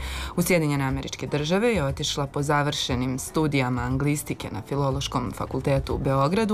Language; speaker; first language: Serbian; native; Serbian